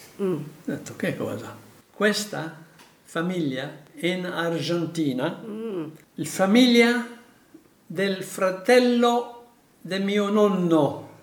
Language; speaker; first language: Italian; non-native, learner; Arabic